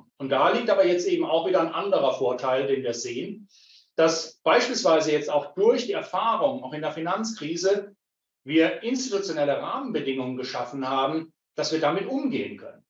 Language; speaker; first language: German; native; German